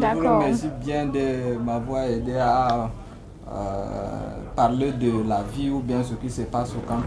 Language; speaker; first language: French; non-native, learner; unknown